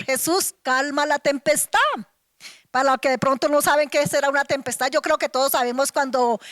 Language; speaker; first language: Spanish; native; Spanish